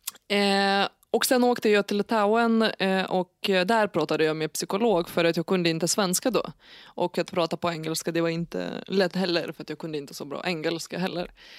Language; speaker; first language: Swedish; non-native, fluent; Lithuanian